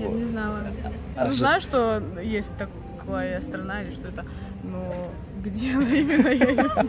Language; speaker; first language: Russian; native; Russian